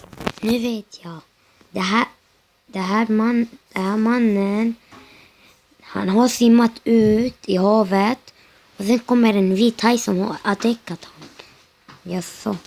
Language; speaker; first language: Swedish; non-native, learner; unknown